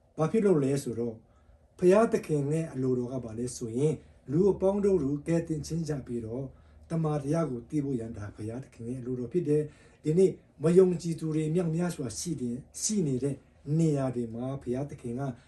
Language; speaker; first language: Burmese; non-native, local second language; Hakha Chin